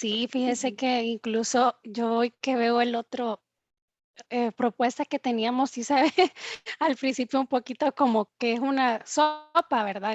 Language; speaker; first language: Spanish; native; Spanish